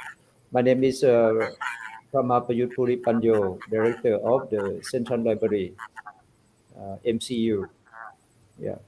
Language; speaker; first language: English; non-native, fluent; Thai